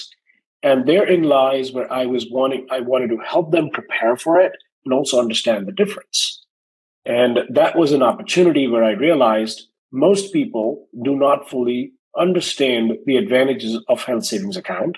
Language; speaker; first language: English; non-native, local second language; Hindi